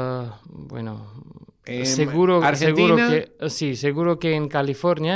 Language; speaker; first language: Spanish; non-native, fluent; Armenian